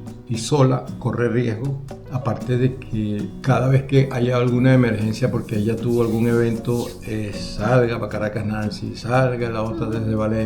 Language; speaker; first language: Spanish; native; Spanish